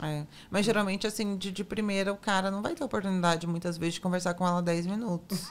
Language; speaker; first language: Portuguese; native; Portuguese